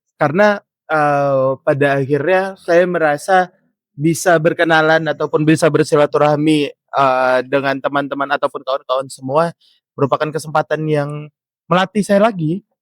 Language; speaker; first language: Indonesian; native; Indonesian